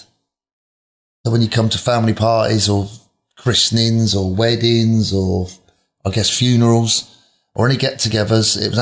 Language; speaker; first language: English; native; English